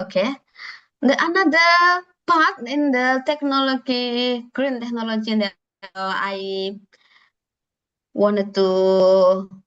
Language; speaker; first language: English; non-native, learner; Indonesian